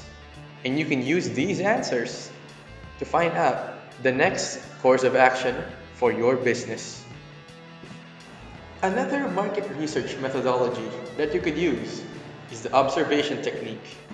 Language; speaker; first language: English; non-native, local second language; Filipino